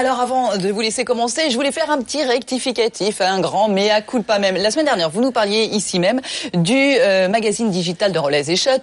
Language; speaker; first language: French; native; French